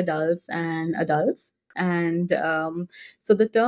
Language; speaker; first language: English; non-native, local second language; Hindi